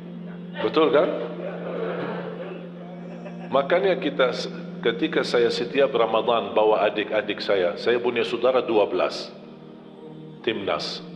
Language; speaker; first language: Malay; non-native, fluent; Arabic